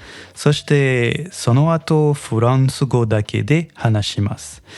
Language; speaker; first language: Japanese; non-native, learner; French